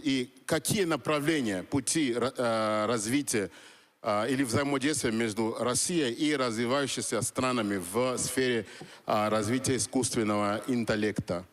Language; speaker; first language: Russian; non-native, fluent; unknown